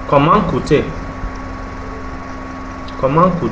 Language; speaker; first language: French; non-native, learner; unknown